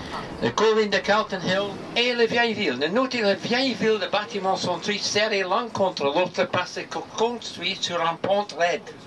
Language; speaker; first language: French; non-native, learner; English